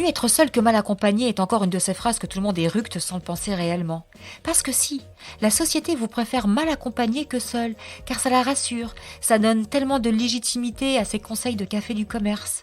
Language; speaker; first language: French; native; French